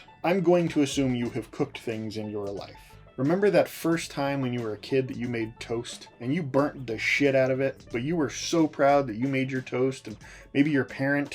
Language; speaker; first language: English; native; English